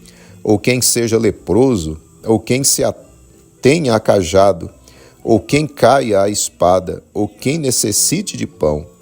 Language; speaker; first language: Portuguese; native; Portuguese